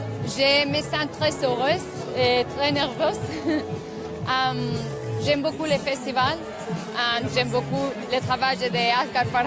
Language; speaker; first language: French; non-native, learner; Spanish